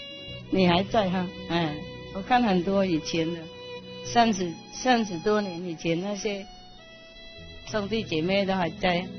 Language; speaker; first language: Chinese; non-native, fluent; Vietnamese